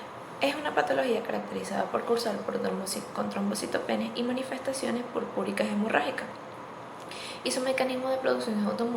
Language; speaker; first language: Spanish; native; Spanish